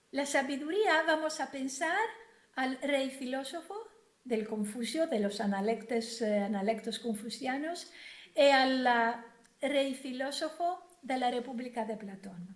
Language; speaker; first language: Spanish; non-native, fluent; Greek